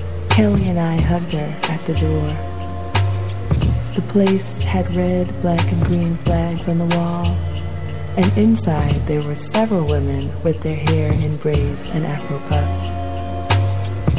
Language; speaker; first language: English; native; English